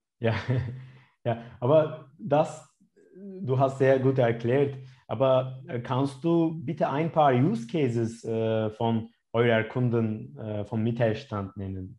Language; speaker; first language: German; non-native, fluent; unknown